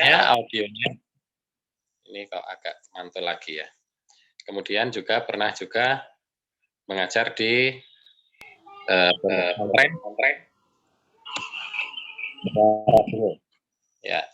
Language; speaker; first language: Indonesian; native; Indonesian